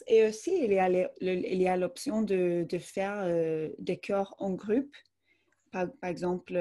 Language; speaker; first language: French; non-native, fluent; English